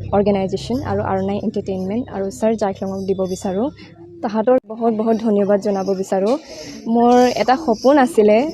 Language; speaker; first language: Assamese; non-native, local second language; Bodo